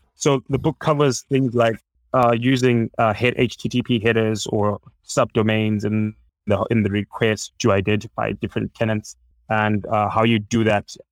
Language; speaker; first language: English; non-native, local second language; Shona